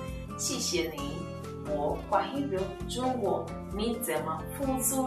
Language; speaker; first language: Chinese; non-native, learner; Swahili